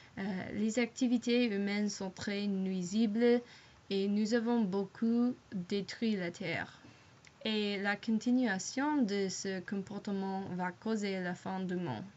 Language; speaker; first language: French; non-native, learner; English